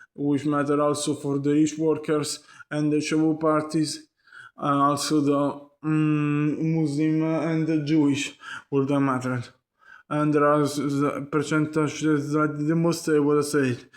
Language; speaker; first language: English; non-native, learner; Italian